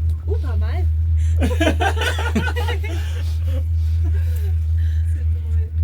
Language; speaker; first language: French; non-native, fluent; German